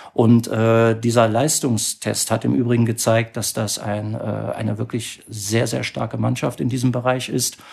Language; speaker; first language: German; native; German